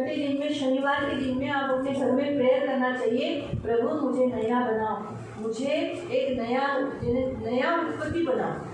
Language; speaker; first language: Hindi; non-native, local second language; Marathi